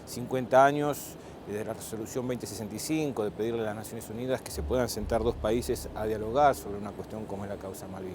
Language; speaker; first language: Spanish; native; Spanish